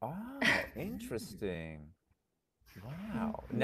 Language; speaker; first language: English; non-native, fluent; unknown